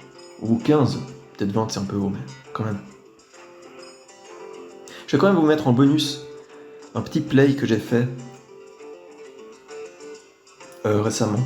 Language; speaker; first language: French; native; French